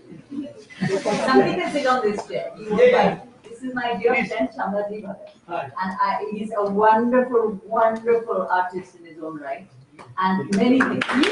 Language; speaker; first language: English; native; English